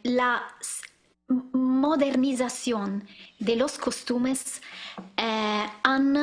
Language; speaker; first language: Spanish; non-native, learner; Italian